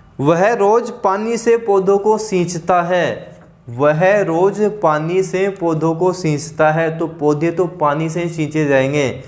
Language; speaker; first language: Hindi; native; Hindi